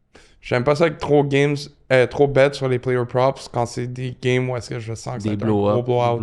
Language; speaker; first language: French; native; French